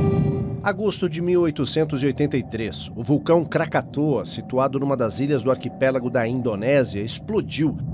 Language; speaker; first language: Portuguese; native; Portuguese